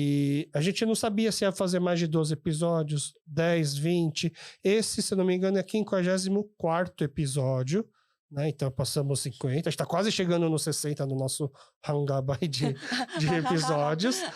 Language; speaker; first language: Portuguese; early bilingual, other home language; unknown